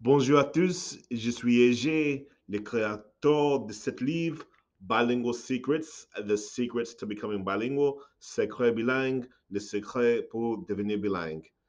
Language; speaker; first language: French; non-native, learner; English